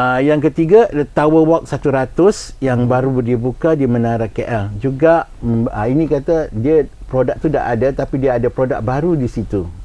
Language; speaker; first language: Malay; native; Malay